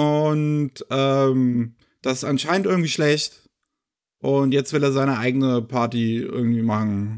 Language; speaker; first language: German; native; German